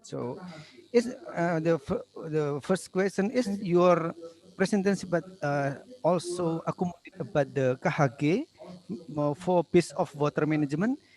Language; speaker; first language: English; non-native, learner; Indonesian